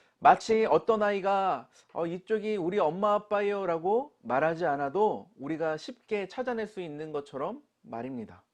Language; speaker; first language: Korean; native; Korean